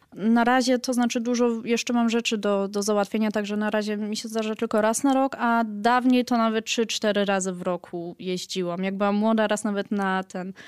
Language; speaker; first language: Polish; early bilingual, heritage; Polish